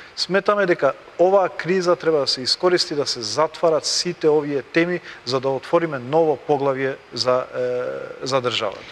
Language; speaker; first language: Macedonian; non-native, local second language; Albanian